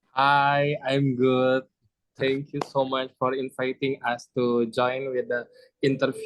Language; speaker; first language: English; non-native, learner; Indonesian